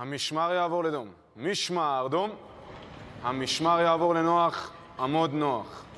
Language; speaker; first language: Hebrew; native; Hebrew